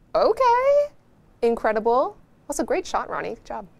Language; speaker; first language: English; native; English